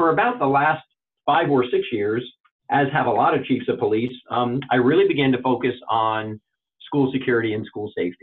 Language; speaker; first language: English; native; English